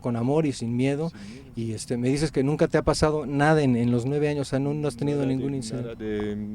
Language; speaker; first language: Spanish; native; Spanish